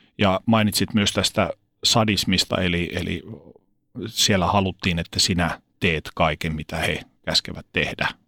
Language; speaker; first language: Finnish; native; Finnish